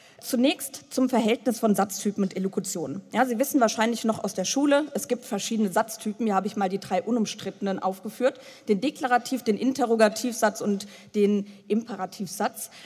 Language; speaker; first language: German; native; German